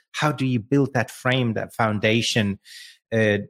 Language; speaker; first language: English; non-native, fluent; Swiss German